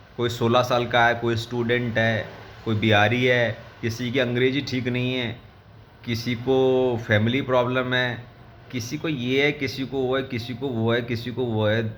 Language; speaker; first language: Hindi; native; Hindi